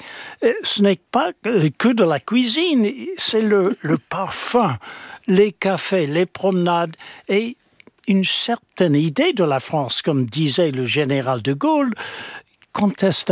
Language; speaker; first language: French; non-native, fluent; English